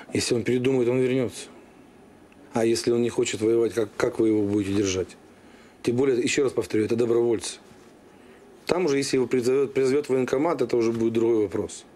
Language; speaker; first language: Russian; native; Russian